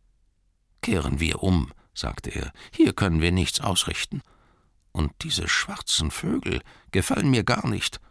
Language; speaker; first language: German; native; German